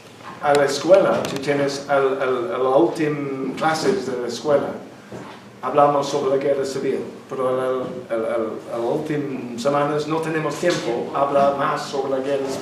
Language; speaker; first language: Spanish; non-native, learner; English